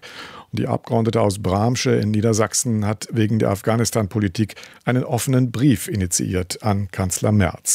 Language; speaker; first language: German; native; German